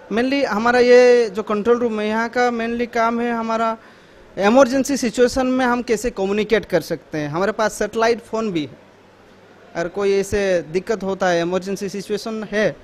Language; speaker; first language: Hindi; non-native, local second language; Gujarati